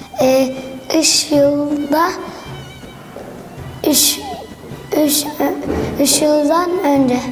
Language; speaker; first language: Turkish; early bilingual, other home language; Arabic